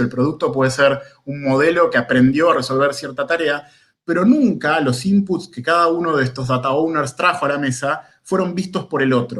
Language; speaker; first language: Spanish; native; Spanish